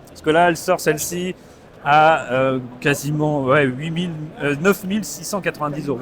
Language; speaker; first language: French; native; French